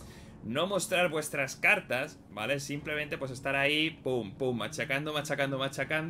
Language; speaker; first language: Spanish; native; Spanish